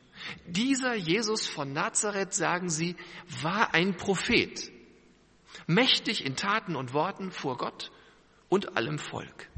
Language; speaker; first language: German; native; German